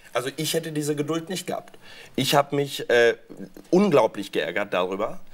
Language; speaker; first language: German; early bilingual, other home language; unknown